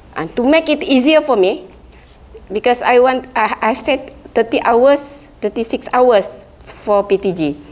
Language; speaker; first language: English; non-native, local second language; Malay